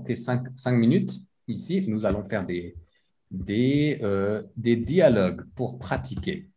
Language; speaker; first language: French; non-native, fluent; English